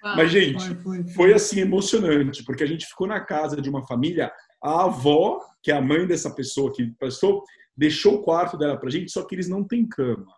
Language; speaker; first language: Portuguese; native; Portuguese